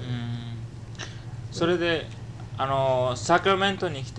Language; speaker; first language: Japanese; early bilingual, heritage; Japanese